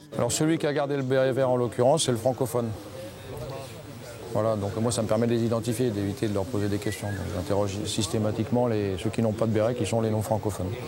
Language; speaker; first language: French; native; French